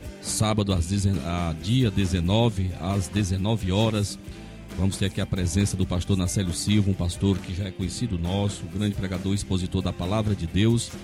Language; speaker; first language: Portuguese; native; Portuguese